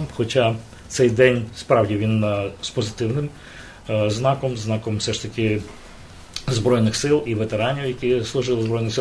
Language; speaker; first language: Ukrainian; native; Ukrainian